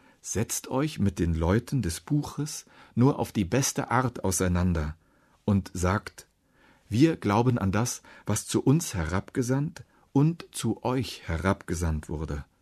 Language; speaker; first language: German; native; German